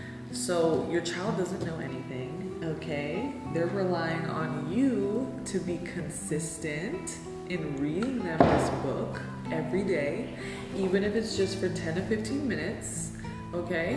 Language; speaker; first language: English; early bilingual, other home language; Spanish